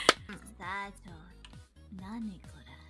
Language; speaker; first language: Japanese; non-native, learner; Indonesian